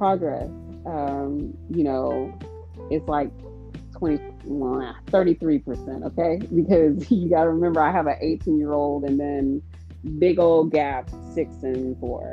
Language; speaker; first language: English; native; English